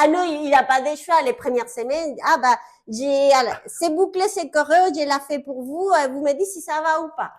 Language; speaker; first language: French; native; French